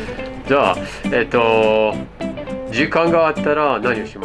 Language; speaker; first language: Japanese; non-native, fluent; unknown